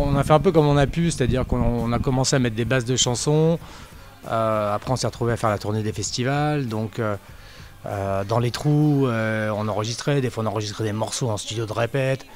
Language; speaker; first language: French; native; French